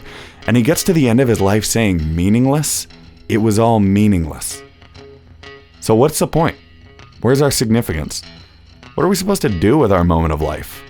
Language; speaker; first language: English; native; English